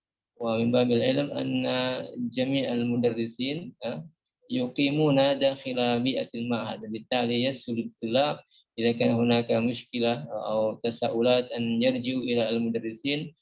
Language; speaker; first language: Arabic; non-native, fluent; Indonesian